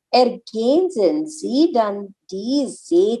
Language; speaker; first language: German; non-native, learner; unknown